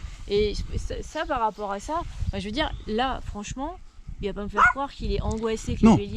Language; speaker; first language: French; native; French